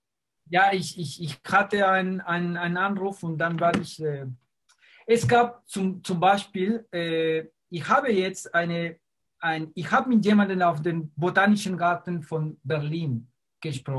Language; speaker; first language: German; non-native, fluent; Spanish